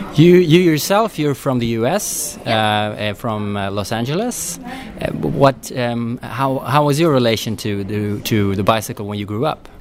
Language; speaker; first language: English; non-native, fluent; Swedish